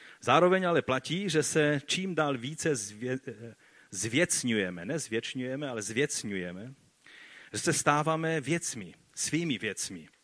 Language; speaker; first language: Czech; non-native, fluent; Polish